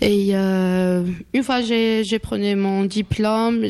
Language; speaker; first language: French; non-native, local second language; Arabic